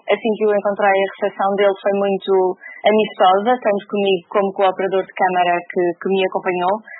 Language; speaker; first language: Portuguese; native; Portuguese